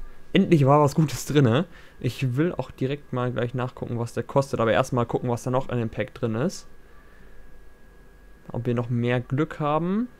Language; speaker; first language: German; native; German